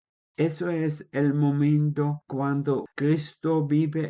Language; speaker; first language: Spanish; non-native, fluent; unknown